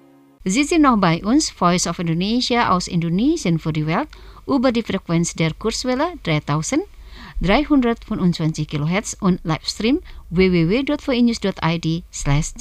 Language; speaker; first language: German; non-native, fluent; Indonesian